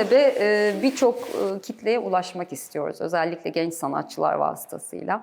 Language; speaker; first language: Turkish; native; Turkish